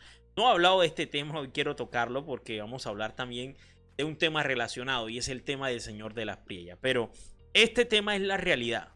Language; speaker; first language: Spanish; native; Spanish